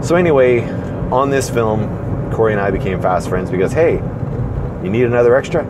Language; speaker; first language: English; native; English